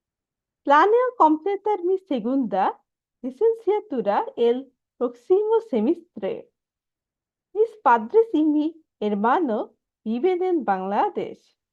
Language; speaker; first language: Spanish; non-native, learner; Bangla